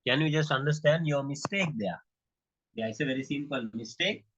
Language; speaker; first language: English; non-native, local second language; Sinhala